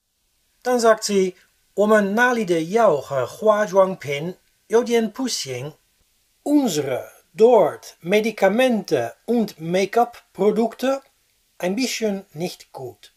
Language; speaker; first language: German; non-native, fluent; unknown